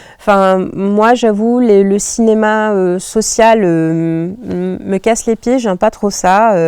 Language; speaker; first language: French; non-native, local second language; Arabic